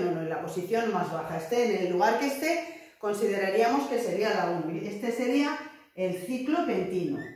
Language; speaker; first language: Spanish; native; Spanish